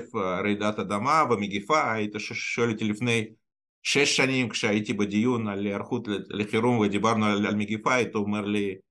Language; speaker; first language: Hebrew; non-native, fluent; Russian